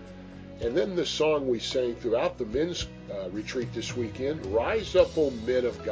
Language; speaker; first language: English; native; English